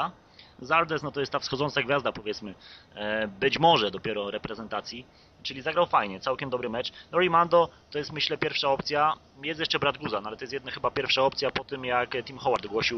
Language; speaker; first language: Polish; native; Polish